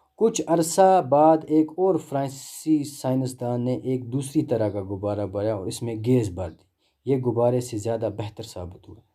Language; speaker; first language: Urdu; non-native, local second language; Kashmiri